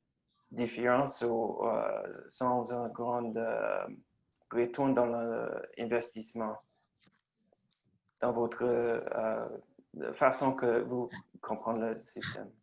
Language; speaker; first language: French; non-native, learner; English